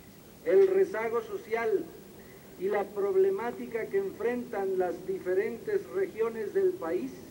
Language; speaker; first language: Spanish; native; Spanish